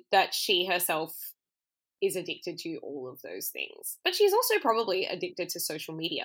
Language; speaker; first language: English; native; English